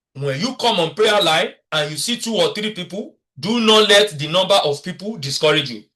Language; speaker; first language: English; non-native, local second language; Yoruba